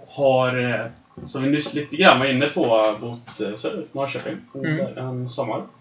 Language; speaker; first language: Swedish; native; Swedish